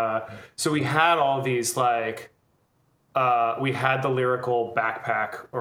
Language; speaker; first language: English; native; English